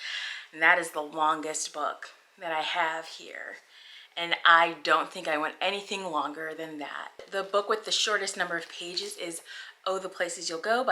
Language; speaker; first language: English; native; English